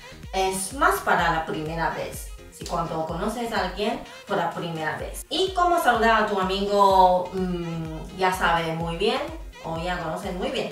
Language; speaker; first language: Spanish; non-native, fluent; Chinese